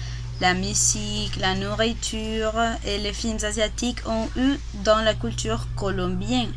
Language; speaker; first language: French; non-native, learner; Spanish